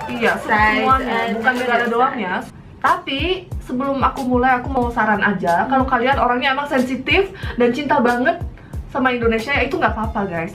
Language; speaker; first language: Indonesian; early bilingual, heritage; Korean